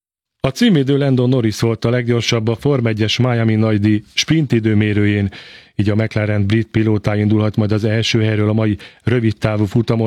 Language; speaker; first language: Hungarian; native; Hungarian